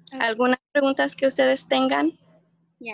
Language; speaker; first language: Spanish; early bilingual, heritage; Spanish